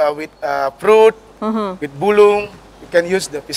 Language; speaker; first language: English; non-native, learner; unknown